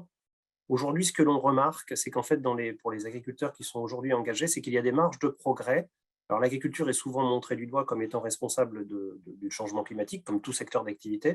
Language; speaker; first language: French; native; French